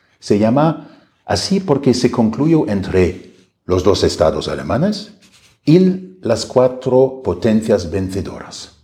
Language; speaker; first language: Spanish; non-native, fluent; German